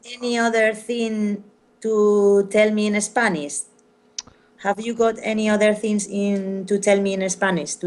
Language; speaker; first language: English; non-native, learner; Spanish